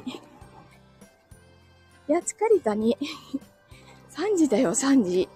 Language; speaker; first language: Japanese; native; Japanese